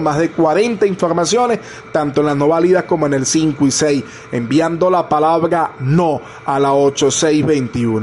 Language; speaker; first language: Spanish; native; Spanish